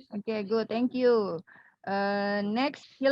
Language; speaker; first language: English; non-native, fluent; Indonesian